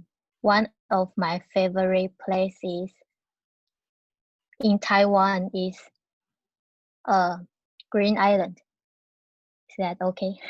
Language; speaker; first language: English; non-native, learner; Chinese